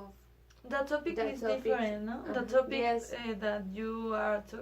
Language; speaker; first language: English; non-native, learner; Spanish